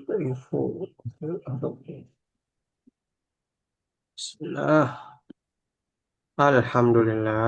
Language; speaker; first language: Arabic; non-native, learner; Indonesian